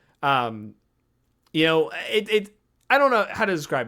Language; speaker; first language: English; native; English